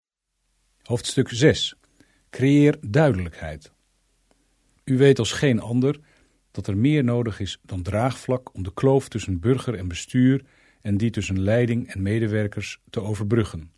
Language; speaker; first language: Dutch; native; Dutch